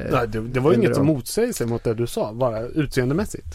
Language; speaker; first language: Swedish; native; Swedish